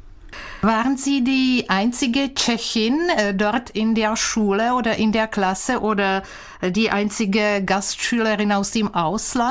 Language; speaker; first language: German; non-native, fluent; Czech